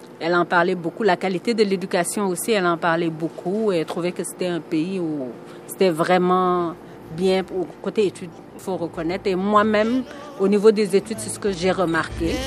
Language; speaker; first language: French; non-native, local second language; Wolof